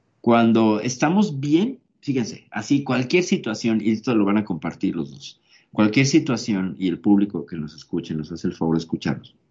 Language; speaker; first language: Spanish; native; Spanish